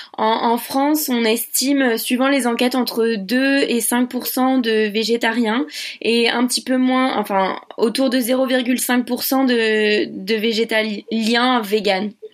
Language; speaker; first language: French; native; French